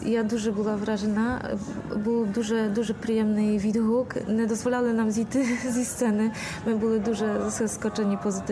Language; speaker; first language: Ukrainian; early bilingual, heritage; Ukrainian